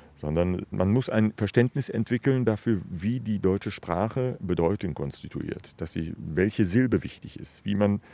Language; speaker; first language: German; native; German